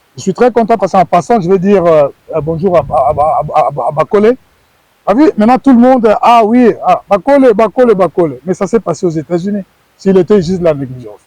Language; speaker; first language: French; non-native, local second language; Lingala